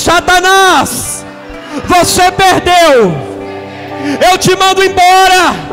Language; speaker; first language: Portuguese; native; Portuguese